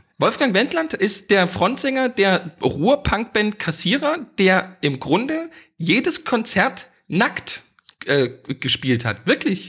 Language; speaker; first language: German; native; German